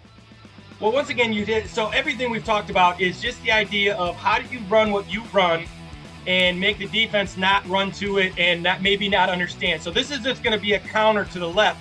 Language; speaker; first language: English; native; English